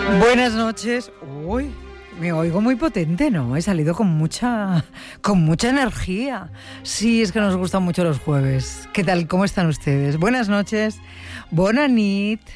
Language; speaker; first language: Spanish; native; Spanish